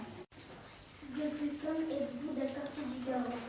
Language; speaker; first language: French; native; French